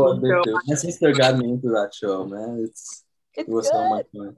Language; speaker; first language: English; non-native, fluent; Tigrinya